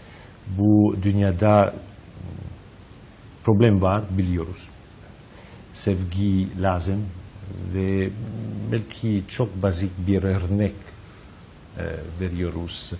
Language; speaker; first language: Turkish; non-native, learner; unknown